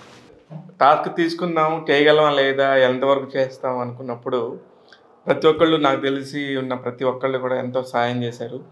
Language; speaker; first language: Telugu; native; Telugu